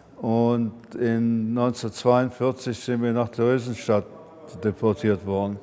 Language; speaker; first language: German; early bilingual, heritage; German